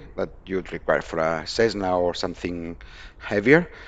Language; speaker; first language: English; non-native, fluent; Spanish